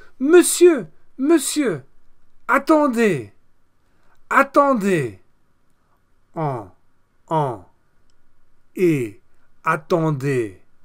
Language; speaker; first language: French; non-native, fluent; English